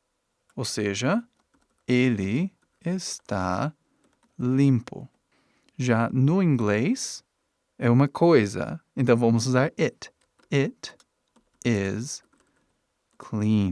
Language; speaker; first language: Portuguese; non-native, fluent; English